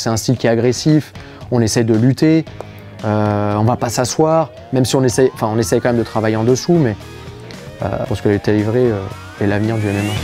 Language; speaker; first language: French; native; French